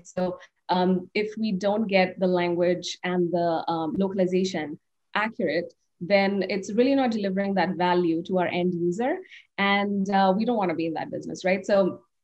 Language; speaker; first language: English; non-native, local second language; Hindi